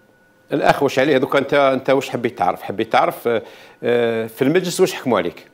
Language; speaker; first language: Arabic; native; Arabic